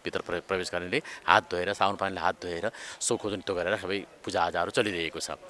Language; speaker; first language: Nepali; native; Nepali